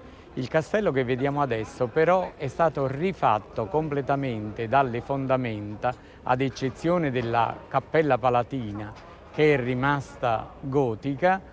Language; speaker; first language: Italian; native; Italian